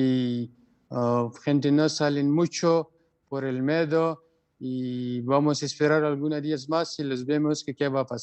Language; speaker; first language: Spanish; non-native, learner; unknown